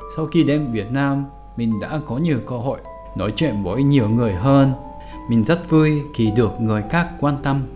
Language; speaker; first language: Vietnamese; non-native, fluent; Japanese